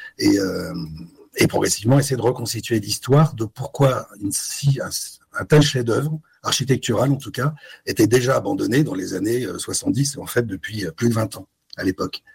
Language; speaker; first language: French; native; French